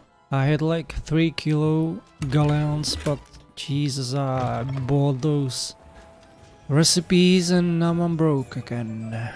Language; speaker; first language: English; non-native, fluent; Czech